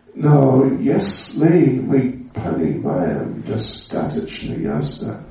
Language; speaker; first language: Russian; non-native, learner; English